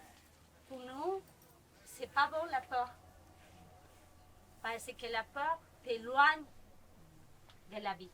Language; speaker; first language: French; non-native, fluent; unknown